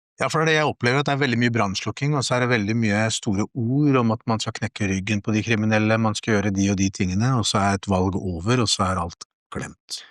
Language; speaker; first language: Norwegian; early bilingual, other home language; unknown